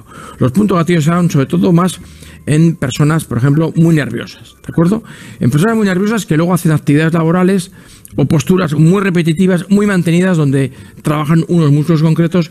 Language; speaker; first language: Spanish; native; Spanish